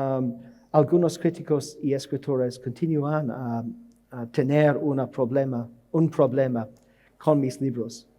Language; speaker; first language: Spanish; non-native, learner; English